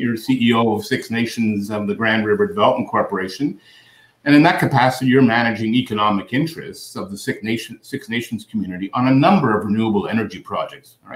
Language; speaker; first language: English; native; English